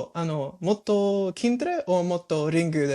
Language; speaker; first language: Japanese; non-native, learner; English